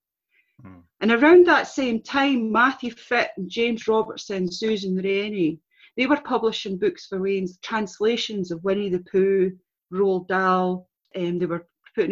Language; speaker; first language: English; native; English